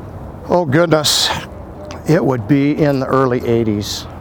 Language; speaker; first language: English; native; English